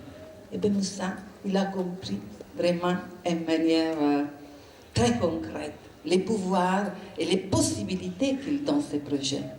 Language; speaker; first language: French; non-native, learner; Italian